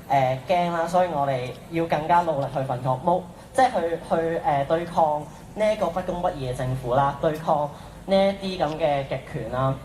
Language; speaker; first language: Cantonese; native; Cantonese